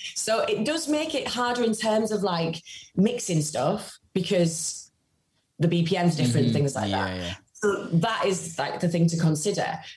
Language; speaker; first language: English; native; English